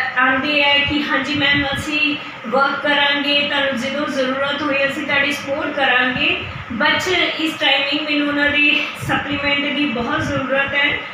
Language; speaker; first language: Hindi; non-native, local second language; Punjabi